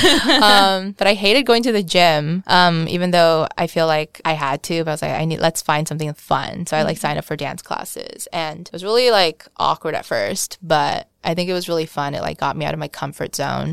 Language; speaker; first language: English; early bilingual, other home language; Vietnamese